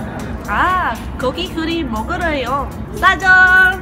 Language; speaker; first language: Korean; non-native, learner; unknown